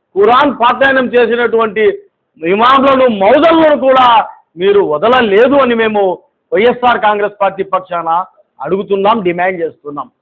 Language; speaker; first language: Telugu; non-native, local second language; Urdu